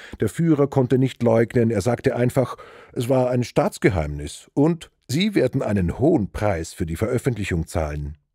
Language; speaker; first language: German; native; German